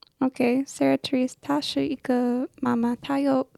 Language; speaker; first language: Chinese; non-native, learner; English